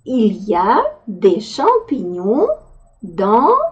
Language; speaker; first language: French; non-native, fluent; Russian